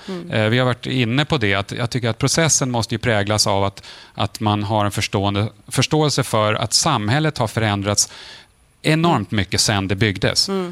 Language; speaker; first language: Swedish; native; Swedish